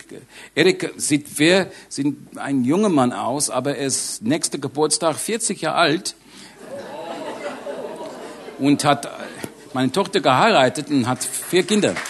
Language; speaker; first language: German; non-native, learner; English